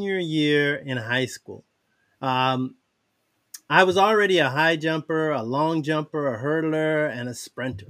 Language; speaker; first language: English; native; English